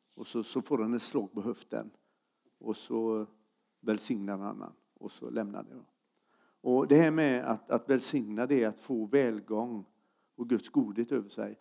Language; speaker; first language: Swedish; native; Swedish